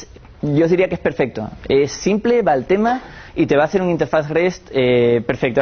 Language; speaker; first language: Spanish; native; Spanish